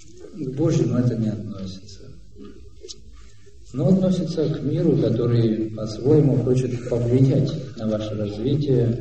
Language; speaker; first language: Russian; native; Russian